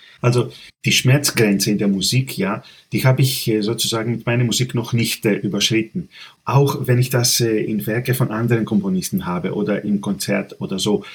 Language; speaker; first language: German; non-native, fluent; Greek